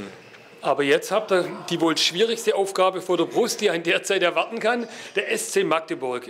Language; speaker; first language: German; native; German